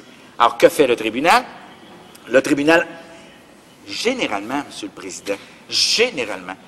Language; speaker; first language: French; native; French